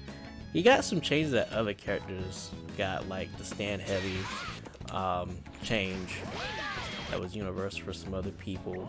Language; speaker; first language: English; native; English